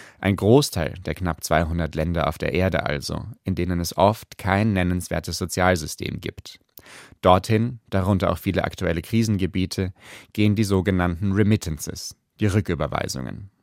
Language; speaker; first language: German; native; German